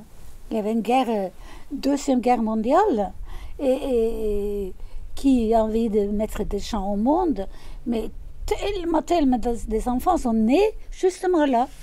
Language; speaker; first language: French; non-native, fluent; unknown